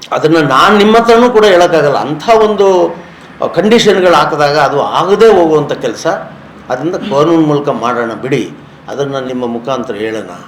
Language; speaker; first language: Kannada; native; Kannada